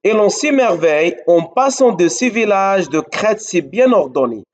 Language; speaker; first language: French; non-native, local second language; Arabic